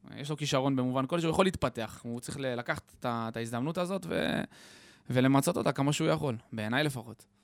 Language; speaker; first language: Hebrew; native; Hebrew